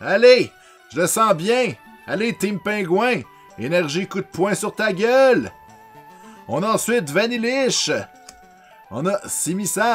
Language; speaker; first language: French; native; French